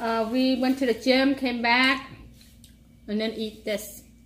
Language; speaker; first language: English; non-native, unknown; Vietnamese